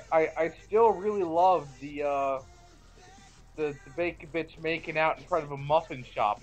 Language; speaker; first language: English; native; English